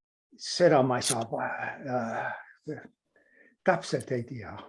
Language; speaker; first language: Estonian; early bilingual, heritage; Estonian